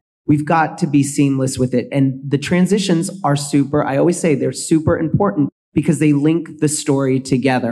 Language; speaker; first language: English; native; English